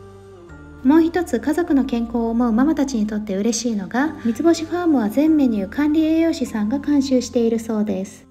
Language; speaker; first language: Japanese; native; Japanese